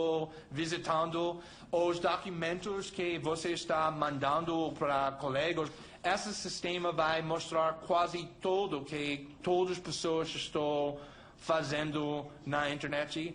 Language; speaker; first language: Portuguese; non-native, fluent; English